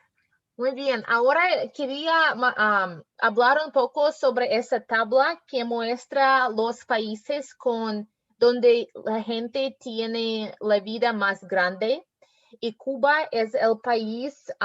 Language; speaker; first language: Spanish; non-native, learner; English